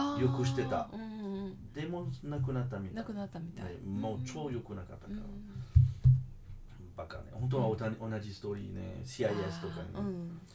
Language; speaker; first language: Japanese; non-native, fluent; French